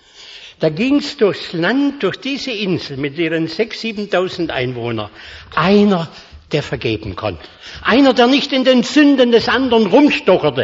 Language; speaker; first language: German; native; German